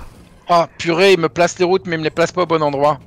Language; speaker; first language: French; native; French